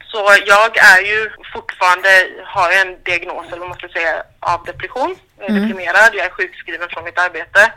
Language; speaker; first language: Swedish; native; Swedish